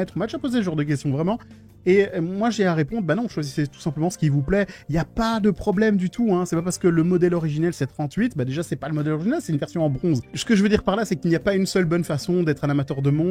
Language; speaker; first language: French; native; French